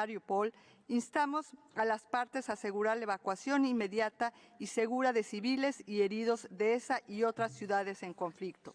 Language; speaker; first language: Spanish; native; Spanish